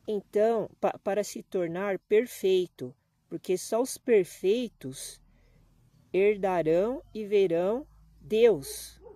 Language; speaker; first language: Portuguese; native; Portuguese